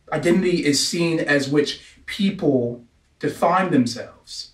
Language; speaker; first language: English; native; English